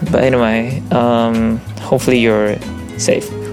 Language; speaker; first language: English; non-native, fluent; Japanese